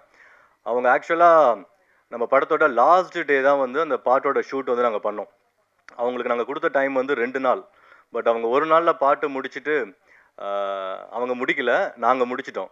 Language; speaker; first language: Tamil; native; Tamil